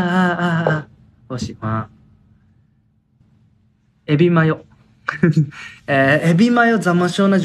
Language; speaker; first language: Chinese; non-native, learner; Japanese